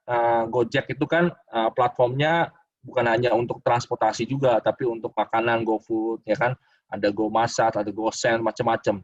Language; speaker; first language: Indonesian; native; Indonesian